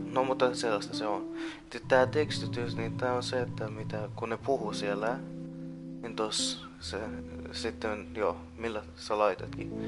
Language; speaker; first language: Finnish; non-native, fluent; Persian